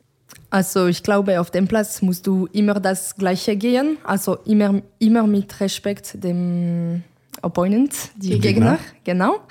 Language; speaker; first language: German; non-native, learner; French